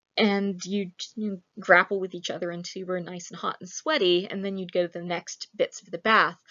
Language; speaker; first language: English; native; English